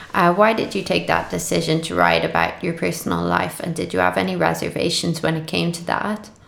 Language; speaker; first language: English; native; English